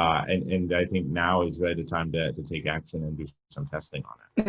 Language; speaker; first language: English; native; English